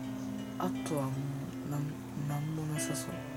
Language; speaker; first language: Japanese; native; Japanese